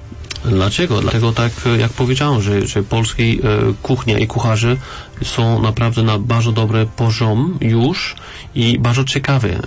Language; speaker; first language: Polish; non-native, learner; French